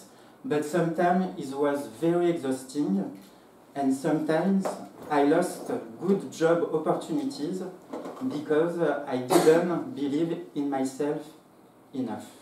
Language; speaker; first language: English; non-native, fluent; French